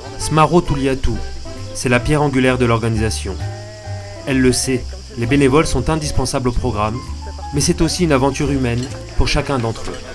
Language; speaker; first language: French; native; French